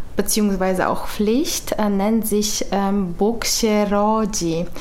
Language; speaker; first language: German; non-native, fluent; Polish